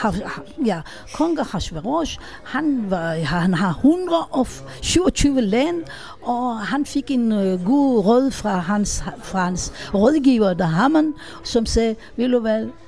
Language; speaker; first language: Danish; non-native, fluent; Hebrew